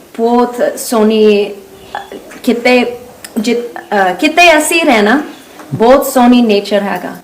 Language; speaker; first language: Punjabi; early bilingual, heritage; English